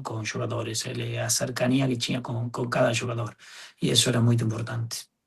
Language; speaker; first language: Portuguese; non-native, fluent; Spanish